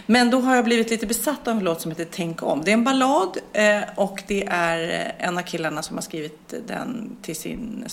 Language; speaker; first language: Swedish; native; Swedish